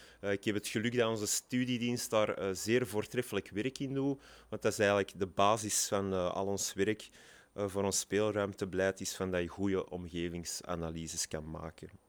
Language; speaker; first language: Dutch; native; Dutch